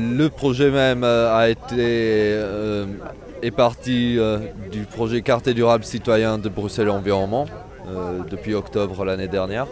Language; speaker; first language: French; non-native, fluent; Italian